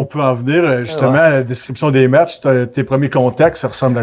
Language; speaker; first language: French; native; French